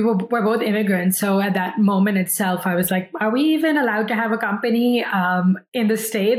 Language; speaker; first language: English; non-native, local second language; Hindi